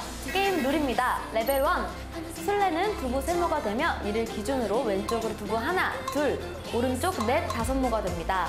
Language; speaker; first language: Korean; native; Korean